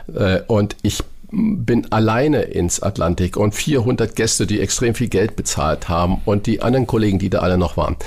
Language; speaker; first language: German; native; German